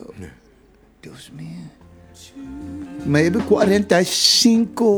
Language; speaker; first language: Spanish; non-native, learner; English